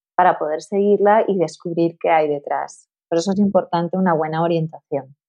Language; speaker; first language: Spanish; native; Spanish